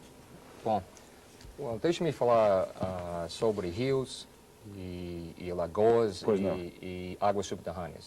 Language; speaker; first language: Portuguese; non-native, fluent; English